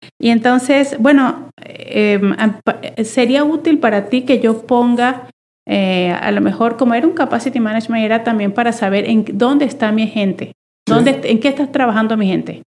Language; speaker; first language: Spanish; native; Spanish